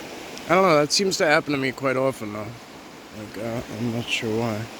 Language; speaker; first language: English; native; English